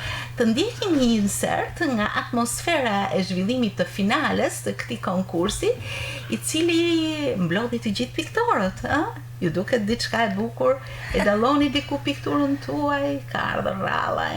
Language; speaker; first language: Albanian; native; Albanian